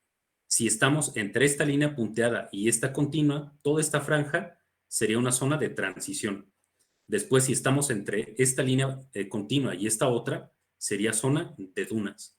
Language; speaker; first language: Spanish; native; Spanish